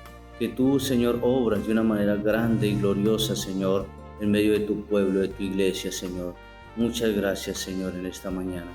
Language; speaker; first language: Spanish; native; Spanish